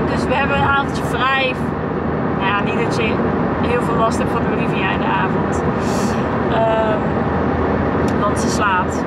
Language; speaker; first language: Dutch; native; Dutch